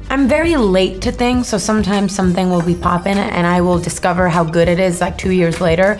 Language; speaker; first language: English; native; English